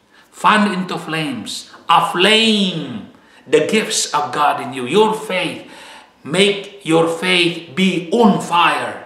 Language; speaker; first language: English; non-native, fluent; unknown